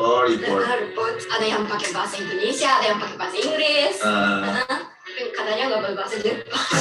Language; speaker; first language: Indonesian; non-native, fluent; Japanese